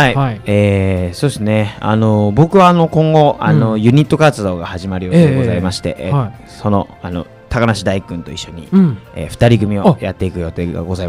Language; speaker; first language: Japanese; native; Japanese